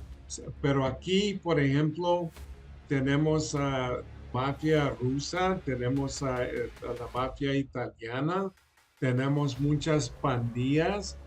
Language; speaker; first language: Spanish; early bilingual, other home language; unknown